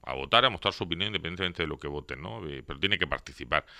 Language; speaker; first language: Spanish; native; Spanish